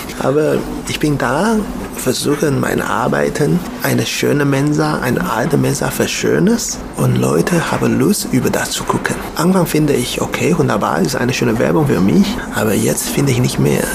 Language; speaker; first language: German; non-native, learner; Chinese